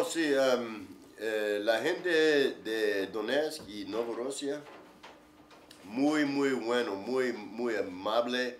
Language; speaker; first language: Spanish; non-native, learner; English